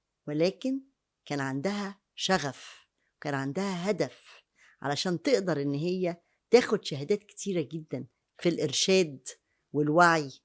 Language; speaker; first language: Arabic; native; Arabic